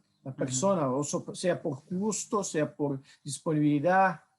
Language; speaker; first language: Spanish; non-native, fluent; Portuguese